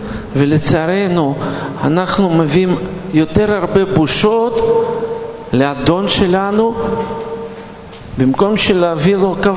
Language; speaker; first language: Hebrew; non-native, fluent; Russian